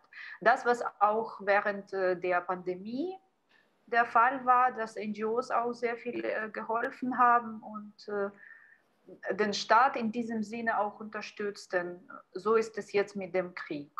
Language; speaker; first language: German; non-native, fluent; Ukrainian